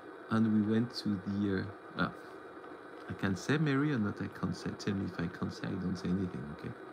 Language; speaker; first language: English; non-native, fluent; French